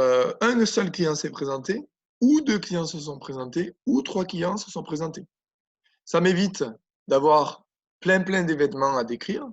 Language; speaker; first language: French; native; French